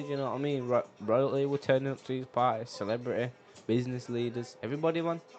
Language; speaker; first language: English; native; English